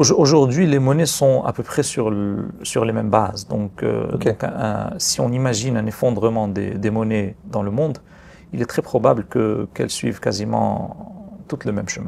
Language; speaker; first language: French; non-native, local second language; Arabic